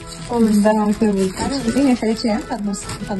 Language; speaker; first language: Russian; non-native, learner; Tajik